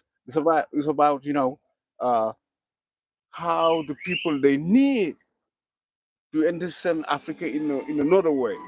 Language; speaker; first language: English; non-native, learner; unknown